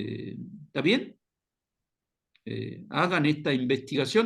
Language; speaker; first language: Spanish; non-native, fluent; Korean